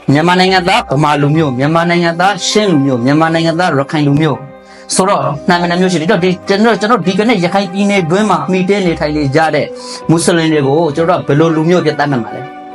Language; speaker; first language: Burmese; non-native, local second language; Rohingya